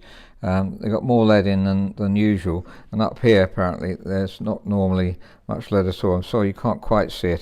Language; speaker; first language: English; native; English